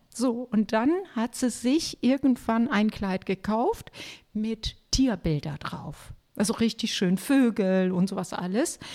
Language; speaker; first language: German; non-native, fluent; Turkish